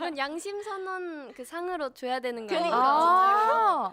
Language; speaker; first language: Korean; non-native, fluent; Japanese